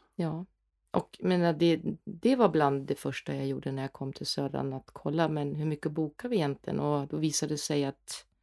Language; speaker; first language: Swedish; non-native, fluent; German